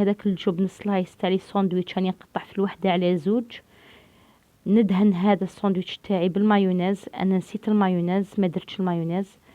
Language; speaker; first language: Arabic; native; Arabic